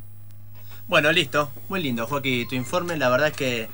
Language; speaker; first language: Spanish; native; Spanish